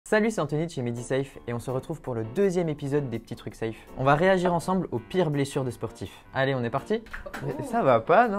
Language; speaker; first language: French; native; French